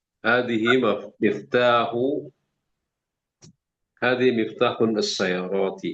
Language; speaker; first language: Arabic; non-native, learner; Indonesian